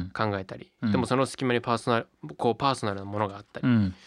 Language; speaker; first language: Japanese; native; Japanese